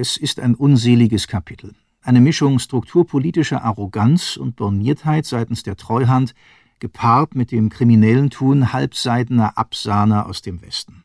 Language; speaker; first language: German; native; German